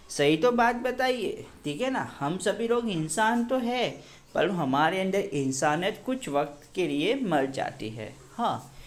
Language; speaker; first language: Hindi; non-native, local second language; Gujarati